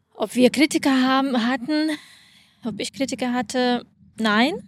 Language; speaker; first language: German; non-native, fluent; Lithuanian